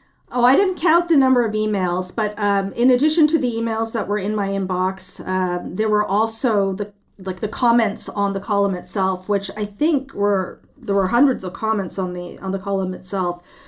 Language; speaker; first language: English; early bilingual, other home language; French